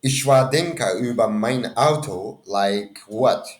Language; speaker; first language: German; non-native, learner; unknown